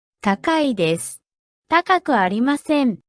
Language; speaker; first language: Japanese; non-native, fluent; Korean